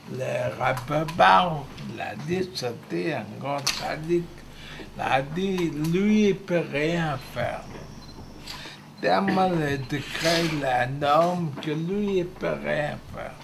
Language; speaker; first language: French; non-native, fluent; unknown